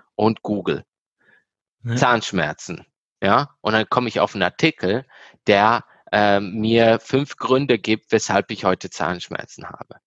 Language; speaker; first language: German; early bilingual, heritage; German